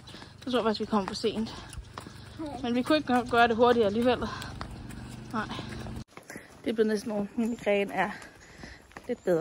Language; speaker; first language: Danish; native; Danish